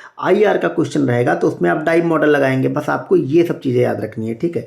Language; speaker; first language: Hindi; native; Hindi